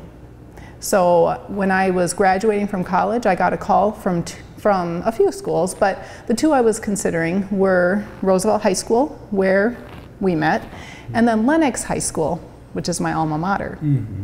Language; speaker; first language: English; native; English